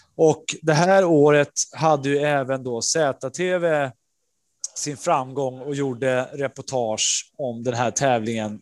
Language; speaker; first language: Swedish; early bilingual, other home language; Spanish